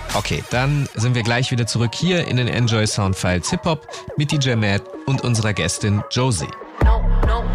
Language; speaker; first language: German; native; German